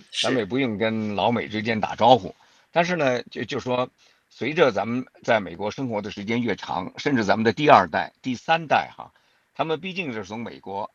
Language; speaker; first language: Chinese; native; Chinese